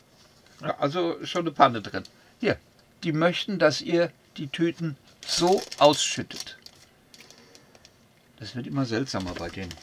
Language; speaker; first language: German; native; German